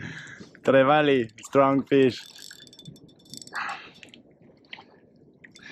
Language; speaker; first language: English; non-native, learner; French